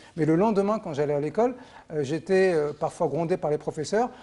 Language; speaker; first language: French; native; French